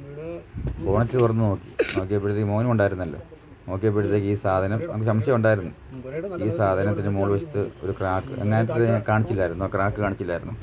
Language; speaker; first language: Malayalam; native; Malayalam